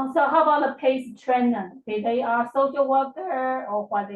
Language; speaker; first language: English; non-native, learner; Chinese